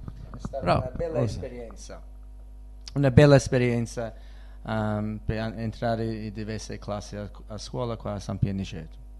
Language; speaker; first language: Italian; early bilingual, heritage; Italian